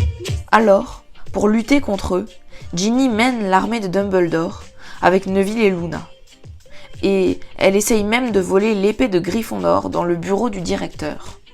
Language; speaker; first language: French; native; French